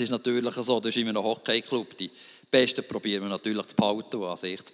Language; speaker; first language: German; native; German